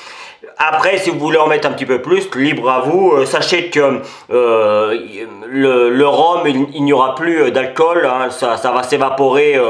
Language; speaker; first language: French; native; French